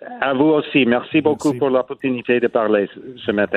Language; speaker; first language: French; non-native, learner; English